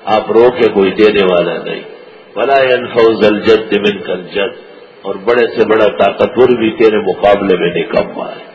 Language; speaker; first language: Urdu; non-native, local second language; Pashto